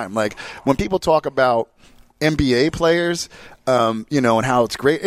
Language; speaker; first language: English; native; English